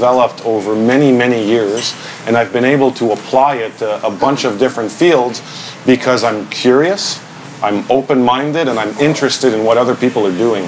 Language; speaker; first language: English; native; English